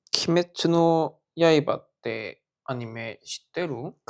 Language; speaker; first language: Japanese; non-native, learner; Korean